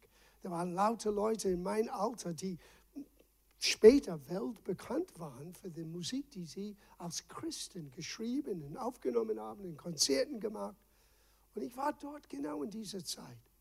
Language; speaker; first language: German; non-native, fluent; English